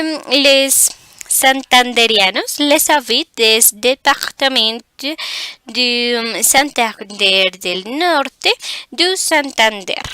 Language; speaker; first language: French; non-native, learner; Spanish